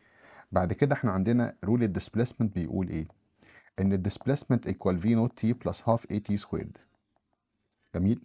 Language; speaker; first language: Arabic; native; Arabic